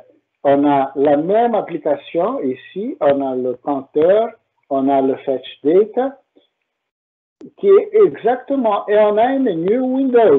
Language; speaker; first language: French; non-native, fluent; Portuguese